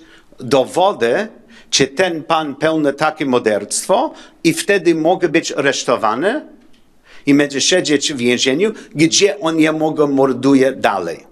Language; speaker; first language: Polish; non-native, learner; English